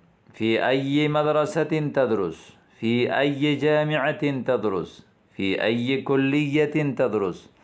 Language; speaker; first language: Arabic; non-native, fluent; Urdu